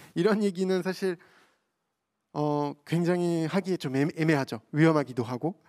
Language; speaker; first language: Korean; non-native, fluent; French